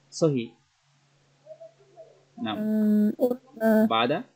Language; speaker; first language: Arabic; non-native, learner; Bangla